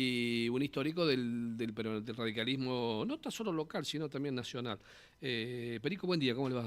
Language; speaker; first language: Spanish; native; Spanish